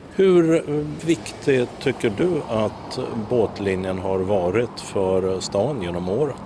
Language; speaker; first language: Swedish; native; Swedish